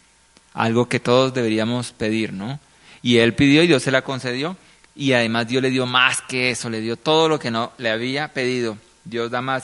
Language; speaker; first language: Spanish; native; Spanish